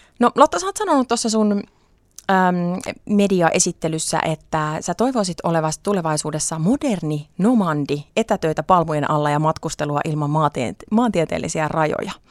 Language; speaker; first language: Finnish; native; Finnish